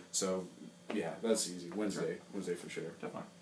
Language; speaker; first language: English; native; English